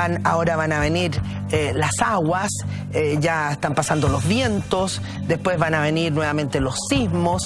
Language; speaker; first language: Spanish; native; Spanish